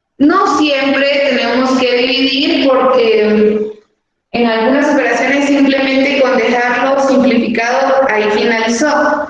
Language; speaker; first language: Spanish; native; Spanish